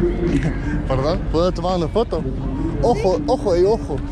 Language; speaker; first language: Spanish; non-native, learner; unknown